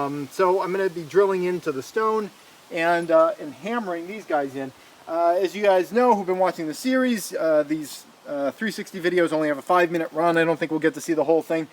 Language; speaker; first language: English; native; English